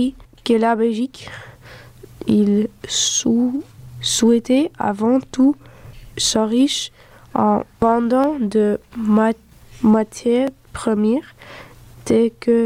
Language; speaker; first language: French; early bilingual, other home language; Dutch